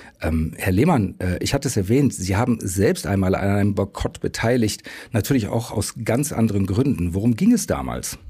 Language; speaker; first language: German; native; German